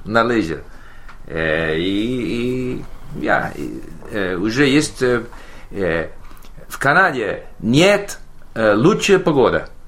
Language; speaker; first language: Russian; non-native, learner; English